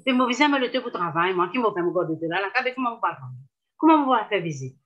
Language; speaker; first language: French; non-native, local second language; Morisyen